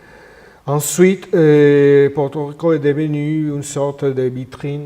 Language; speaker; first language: French; non-native, fluent; Spanish